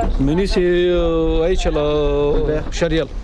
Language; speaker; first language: French; non-native, learner; Romanian